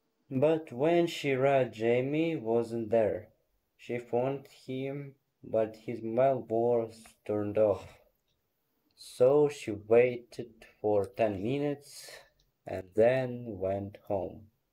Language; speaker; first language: English; non-native, learner; Ukrainian